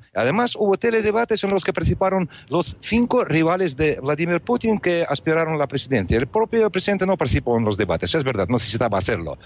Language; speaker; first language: Spanish; non-native, fluent; Russian